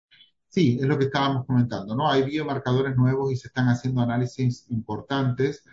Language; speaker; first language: Spanish; native; Spanish